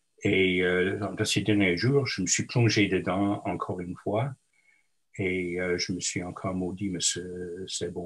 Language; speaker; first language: French; non-native, local second language; English